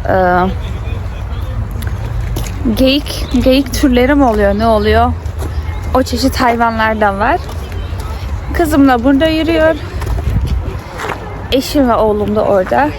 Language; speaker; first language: Turkish; early bilingual, heritage; Turkish